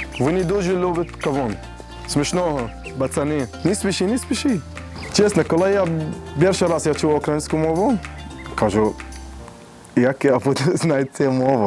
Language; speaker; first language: Ukrainian; non-native, learner; Arabic